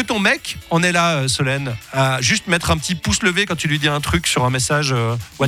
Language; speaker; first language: French; native; French